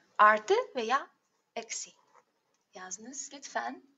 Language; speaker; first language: Turkish; non-native, learner; Russian